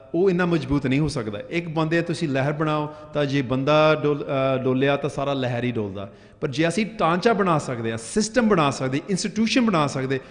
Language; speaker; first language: Punjabi; early bilingual, heritage; Punjabi